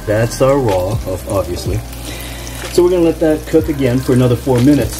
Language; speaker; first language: English; native; English